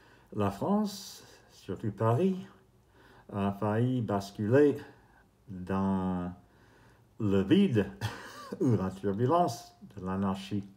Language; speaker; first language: French; non-native, fluent; English